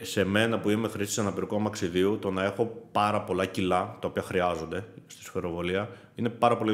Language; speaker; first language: Greek; native; Greek